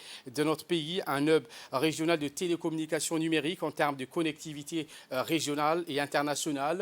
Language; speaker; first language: French; native; French